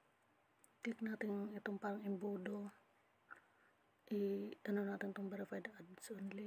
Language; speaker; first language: Filipino; native; Filipino